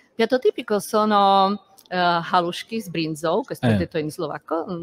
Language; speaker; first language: Italian; non-native, fluent; Slovak